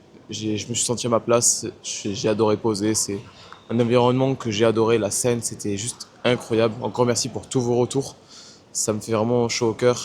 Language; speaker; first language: French; native; French